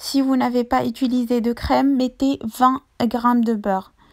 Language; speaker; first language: French; non-native, local second language; Arabic